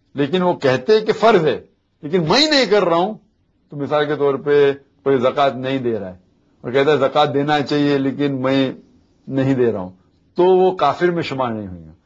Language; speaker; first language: Hindi; non-native, local second language; Konkani